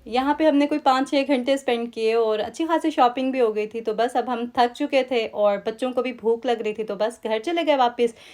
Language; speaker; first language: Urdu; native; Urdu